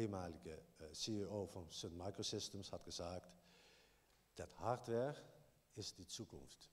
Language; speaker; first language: German; non-native, learner; Dutch